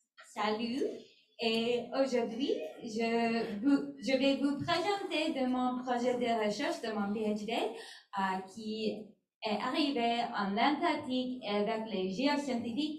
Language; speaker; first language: French; non-native, learner; English